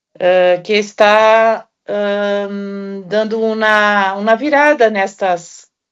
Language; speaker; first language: Portuguese; non-native, fluent; Spanish